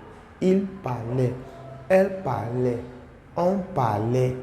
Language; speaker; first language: French; non-native, fluent; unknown